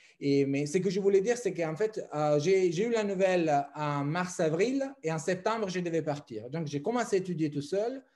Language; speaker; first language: French; non-native, fluent; Italian